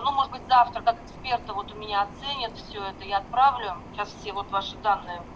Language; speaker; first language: Russian; native; Russian